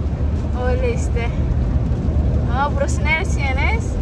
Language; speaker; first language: Turkish; non-native, learner; Indonesian